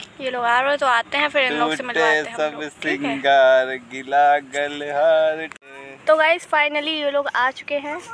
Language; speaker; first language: Hindi; native; Hindi